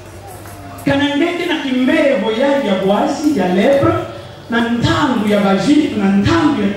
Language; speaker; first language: French; non-native, local second language; Lingala